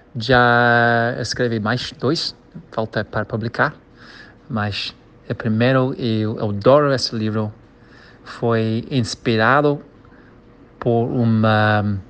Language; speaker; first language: Portuguese; non-native, learner; English